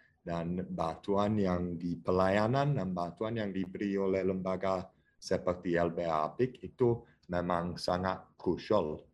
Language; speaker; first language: Indonesian; non-native, fluent; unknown